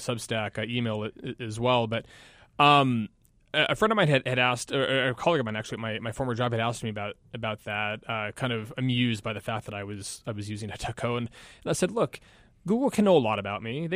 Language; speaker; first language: English; native; English